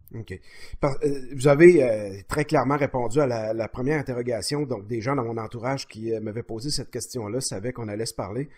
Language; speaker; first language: French; native; French